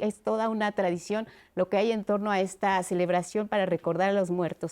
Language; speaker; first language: Spanish; native; Spanish